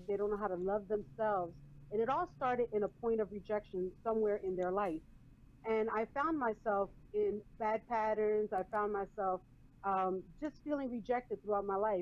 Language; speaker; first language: English; early bilingual, other home language; Spanish